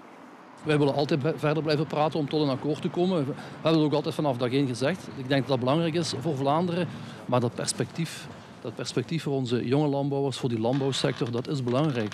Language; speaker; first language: Dutch; native; Dutch